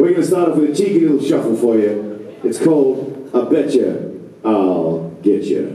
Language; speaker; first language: English; native; English